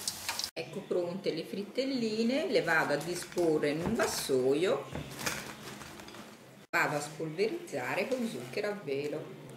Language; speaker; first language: Italian; native; Italian